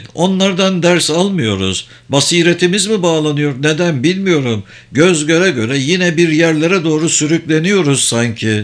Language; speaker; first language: Turkish; native; Turkish